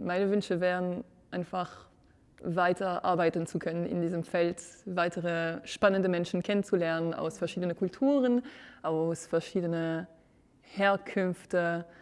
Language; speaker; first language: German; non-native, fluent; French